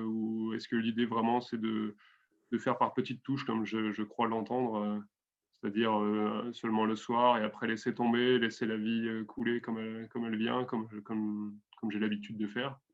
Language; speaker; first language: French; native; French